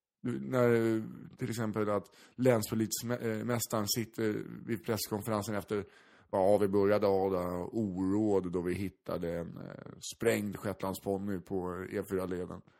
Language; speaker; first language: Swedish; native; Swedish